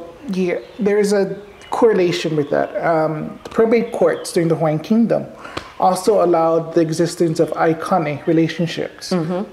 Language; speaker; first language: English; early bilingual, other home language; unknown